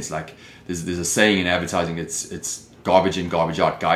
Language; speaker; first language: English; native; English